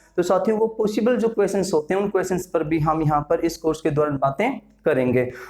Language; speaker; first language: Hindi; native; Hindi